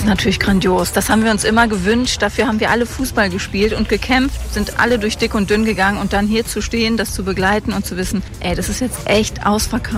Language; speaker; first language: German; native; German